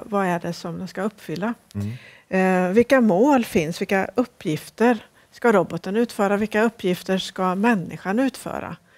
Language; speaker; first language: Swedish; native; Swedish